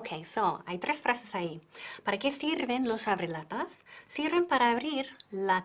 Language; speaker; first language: Spanish; non-native, fluent; English